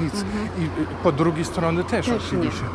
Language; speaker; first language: Polish; non-native, fluent; German